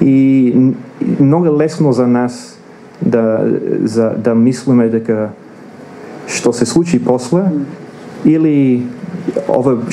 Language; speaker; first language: Macedonian; non-native, fluent; English